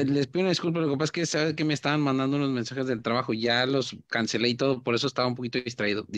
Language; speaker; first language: Spanish; native; Spanish